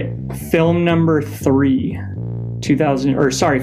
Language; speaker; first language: English; native; English